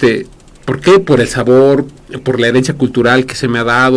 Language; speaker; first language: Spanish; native; Spanish